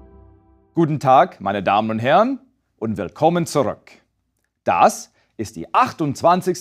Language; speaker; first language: German; non-native, fluent; English